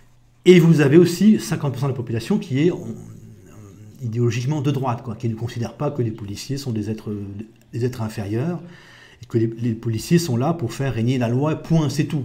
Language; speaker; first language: French; native; French